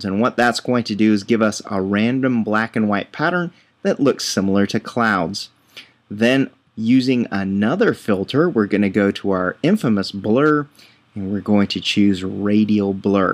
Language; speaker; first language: English; native; English